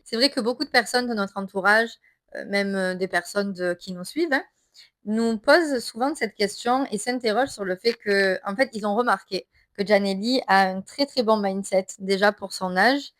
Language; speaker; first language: French; native; French